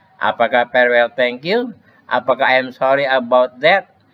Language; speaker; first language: English; non-native, fluent; Indonesian